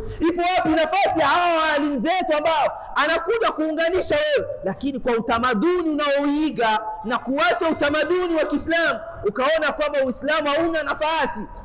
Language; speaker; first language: Swahili; native; Swahili